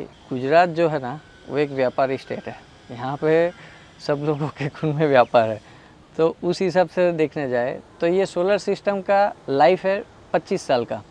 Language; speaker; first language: Hindi; non-native, local second language; Gujarati